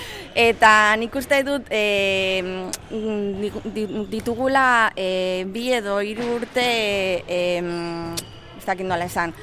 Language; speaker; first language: Basque; non-native, local second language; Spanish